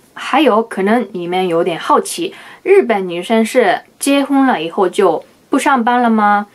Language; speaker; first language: Chinese; non-native, fluent; Japanese